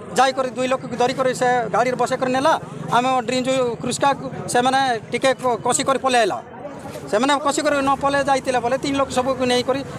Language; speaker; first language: Odia; non-native, local second language; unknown